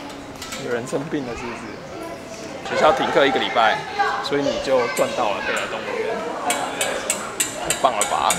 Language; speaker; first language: Chinese; native; Chinese